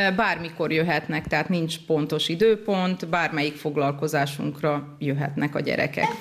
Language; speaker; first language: Hungarian; native; Hungarian